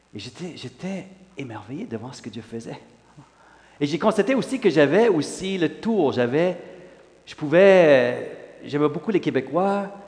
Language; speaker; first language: French; non-native, local second language; English